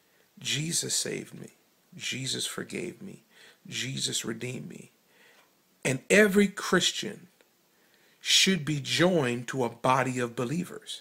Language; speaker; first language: English; native; English